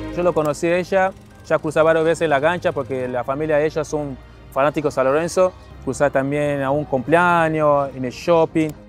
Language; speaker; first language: Spanish; non-native, fluent; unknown